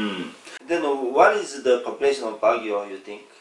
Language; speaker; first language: English; non-native, learner; Korean